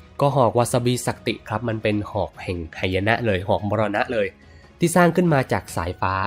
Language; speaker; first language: Thai; native; Thai